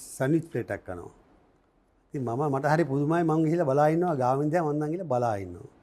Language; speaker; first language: Sinhala; native; Sinhala